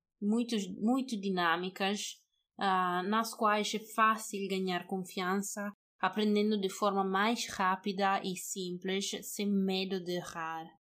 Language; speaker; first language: Portuguese; non-native, learner; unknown